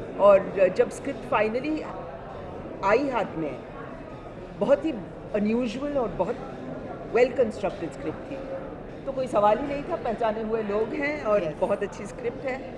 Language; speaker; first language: Hindi; non-native, local second language; Gujarati